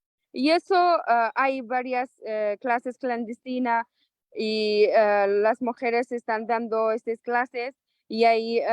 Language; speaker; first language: Spanish; non-native, local second language; Persian